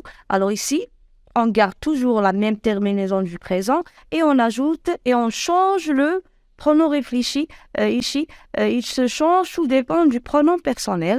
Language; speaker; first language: French; non-native, local second language; Arabic